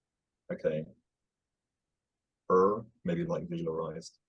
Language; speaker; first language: English; native; English